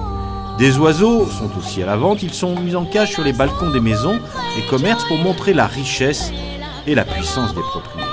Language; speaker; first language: French; native; French